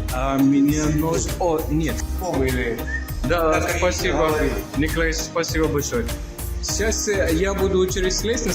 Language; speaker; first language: Russian; non-native, learner; Hindi